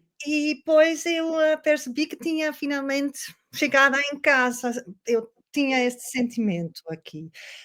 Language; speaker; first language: Portuguese; non-native, learner; Dutch